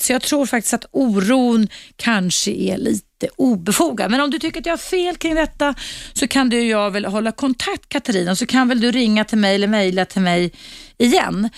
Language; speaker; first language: Swedish; native; Swedish